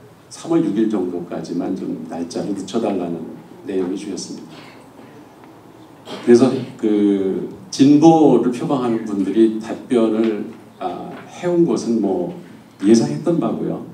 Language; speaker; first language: Korean; native; Korean